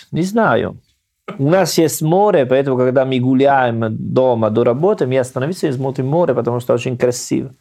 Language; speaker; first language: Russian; non-native, learner; Italian